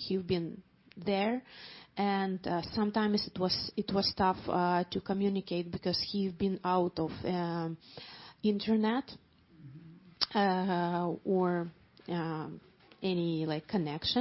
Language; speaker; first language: English; non-native, fluent; Ukrainian